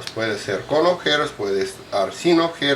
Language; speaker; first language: Spanish; non-native, fluent; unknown